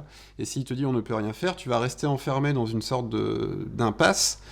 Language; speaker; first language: French; native; French